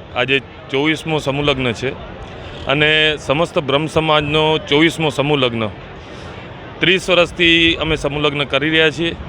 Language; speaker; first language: Gujarati; native; Gujarati